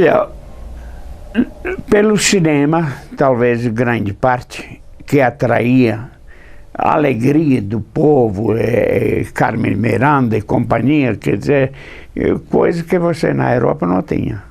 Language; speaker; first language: Portuguese; non-native, fluent; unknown